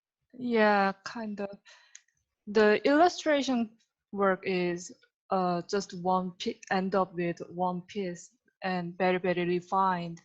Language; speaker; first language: English; non-native, learner; Korean